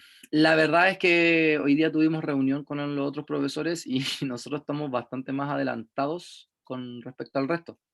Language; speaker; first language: Spanish; native; Spanish